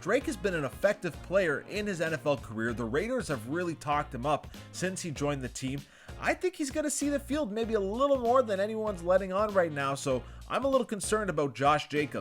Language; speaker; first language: English; native; English